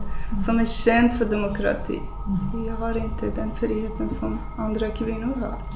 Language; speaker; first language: Swedish; non-native, fluent; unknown